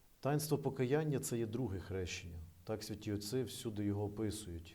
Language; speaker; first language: Ukrainian; native; Ukrainian